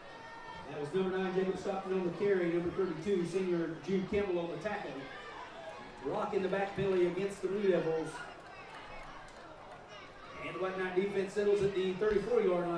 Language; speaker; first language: English; native; English